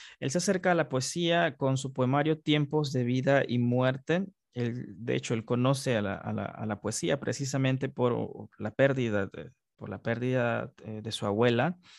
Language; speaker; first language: Spanish; native; Spanish